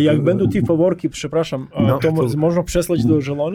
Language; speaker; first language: Polish; non-native, learner; Croatian